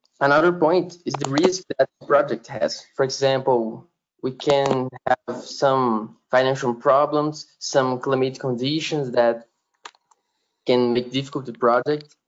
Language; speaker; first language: English; non-native, learner; Portuguese